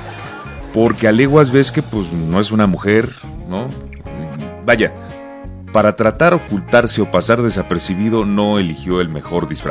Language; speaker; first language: Spanish; native; Spanish